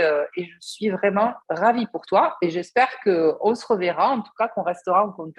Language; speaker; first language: French; native; French